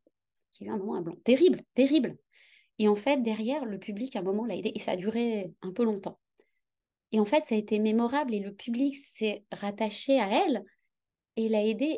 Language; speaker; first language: French; native; French